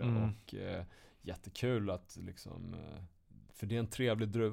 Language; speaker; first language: Swedish; native; Swedish